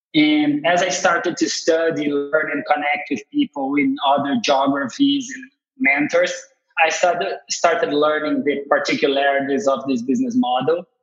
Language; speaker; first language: English; non-native, fluent; Portuguese